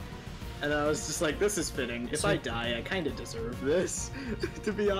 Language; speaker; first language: English; native; English